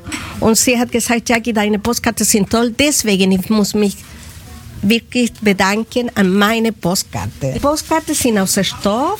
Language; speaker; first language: German; non-native, learner; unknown